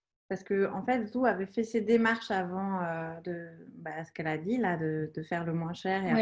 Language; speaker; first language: French; native; French